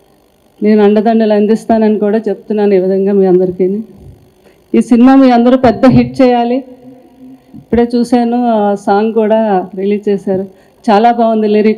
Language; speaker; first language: Telugu; native; Telugu